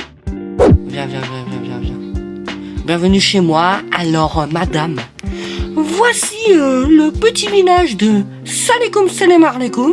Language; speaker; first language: French; native; French